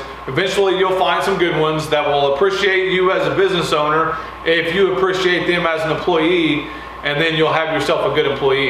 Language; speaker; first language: English; native; English